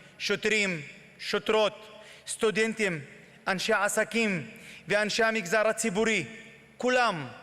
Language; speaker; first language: Hebrew; non-native, local second language; Arabic